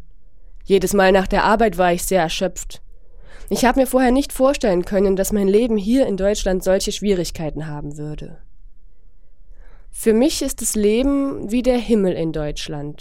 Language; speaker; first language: German; non-native, fluent; Chinese